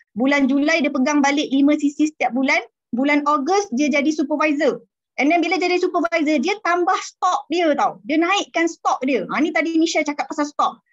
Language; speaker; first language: Malay; native; Malay